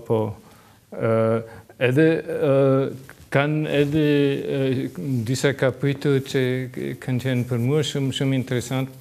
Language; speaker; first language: Albanian; non-native, learner; German